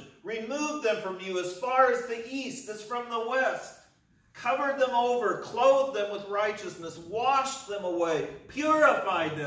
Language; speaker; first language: English; native; English